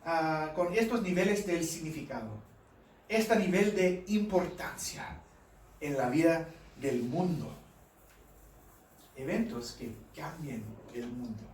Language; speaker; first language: Spanish; non-native, fluent; English